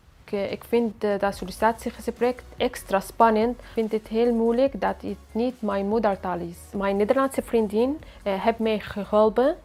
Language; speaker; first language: Dutch; non-native, learner; Arabic